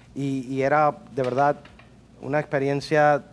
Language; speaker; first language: Spanish; early bilingual, heritage; Spanish